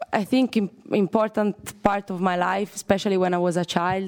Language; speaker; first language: English; non-native, fluent; Italian